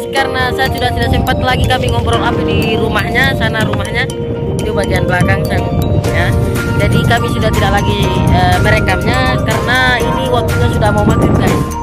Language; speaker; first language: Indonesian; non-native, local second language; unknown